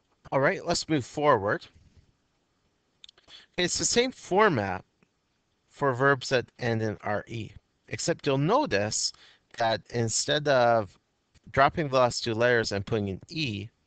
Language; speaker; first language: English; native; English